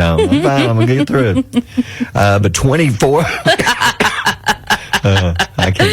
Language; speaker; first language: English; native; English